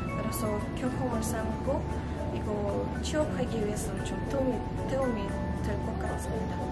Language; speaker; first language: Korean; non-native, fluent; Russian